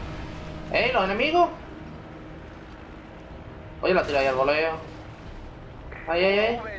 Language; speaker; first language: Spanish; native; Spanish